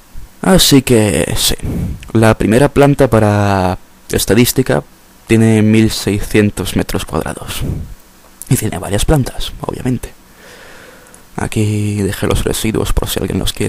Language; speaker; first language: Spanish; native; Spanish